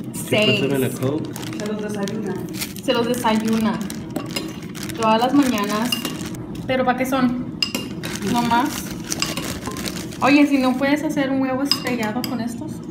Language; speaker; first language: Spanish; early bilingual, heritage; Spanish